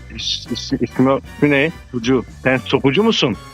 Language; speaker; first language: Turkish; early bilingual, heritage; Turkish